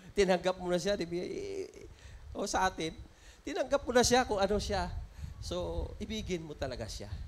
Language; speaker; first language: Filipino; non-native, local second language; Cebuano